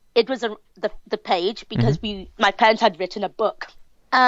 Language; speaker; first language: English; native; English